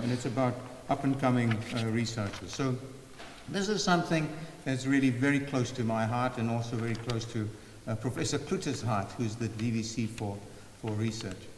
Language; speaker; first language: English; non-native, local second language; Afrikaans